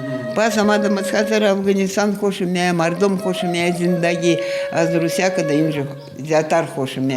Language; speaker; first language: Persian; non-native, fluent; Russian